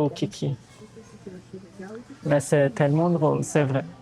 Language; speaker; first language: French; non-native, fluent; Portuguese